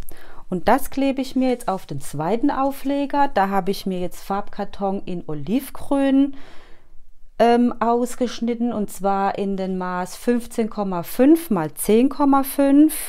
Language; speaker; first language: German; native; German